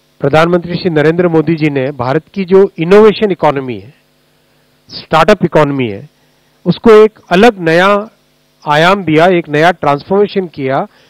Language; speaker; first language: Hindi; native; Hindi